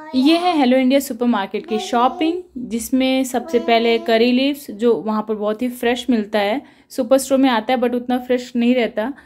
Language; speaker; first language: Hindi; native; Hindi